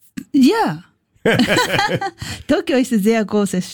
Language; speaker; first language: German; non-native, learner; Japanese